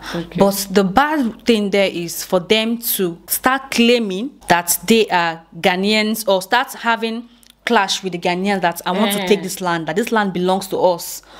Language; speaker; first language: English; non-native, local second language; Igbo